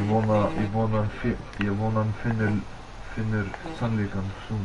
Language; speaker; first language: Icelandic; early bilingual, heritage; Icelandic